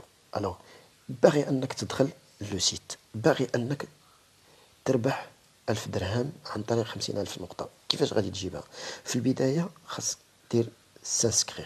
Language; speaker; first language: Arabic; native; Arabic